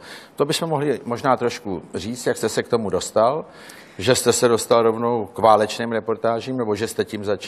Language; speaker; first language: Czech; native; Czech